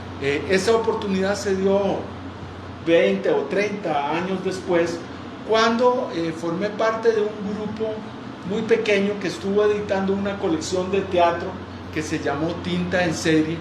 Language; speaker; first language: Spanish; native; Spanish